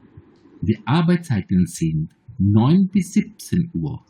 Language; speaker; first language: German; non-native, fluent; Bangla